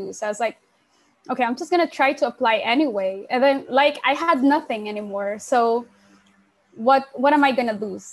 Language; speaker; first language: English; non-native, local second language; Pampanga